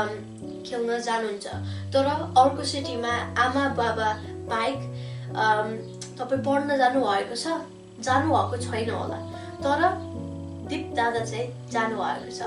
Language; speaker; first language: Nepali; early bilingual, heritage; Nepali